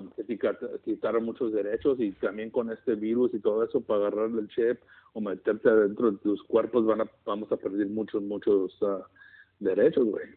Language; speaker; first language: Spanish; early bilingual, heritage; Spanish